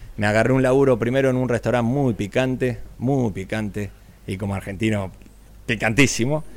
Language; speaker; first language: Spanish; native; Spanish